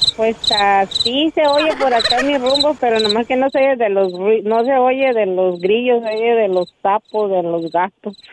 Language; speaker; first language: Spanish; native; Spanish